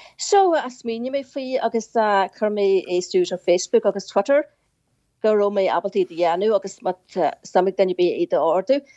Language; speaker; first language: Irish; native; Irish